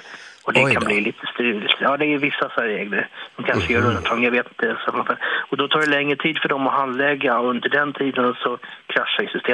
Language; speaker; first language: Swedish; native; Swedish